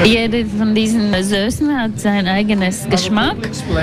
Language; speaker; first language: German; non-native, fluent; Latvian